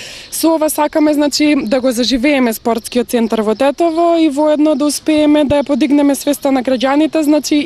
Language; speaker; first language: Macedonian; native; Macedonian